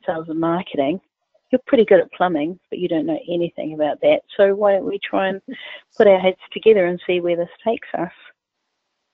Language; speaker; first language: English; native; English